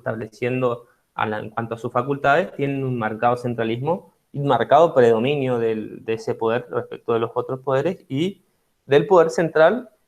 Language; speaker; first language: Spanish; native; Spanish